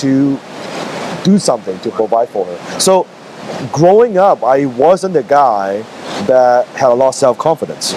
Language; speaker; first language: English; non-native, local second language; Cantonese